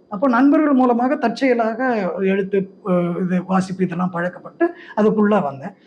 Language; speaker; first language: Tamil; non-native, local second language; Malayalam